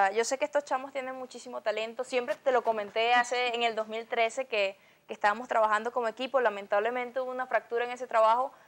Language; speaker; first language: Spanish; native; Spanish